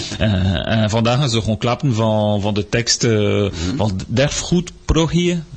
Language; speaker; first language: Dutch; non-native, local second language; French